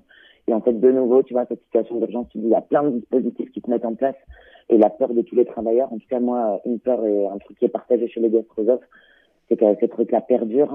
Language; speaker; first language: French; native; French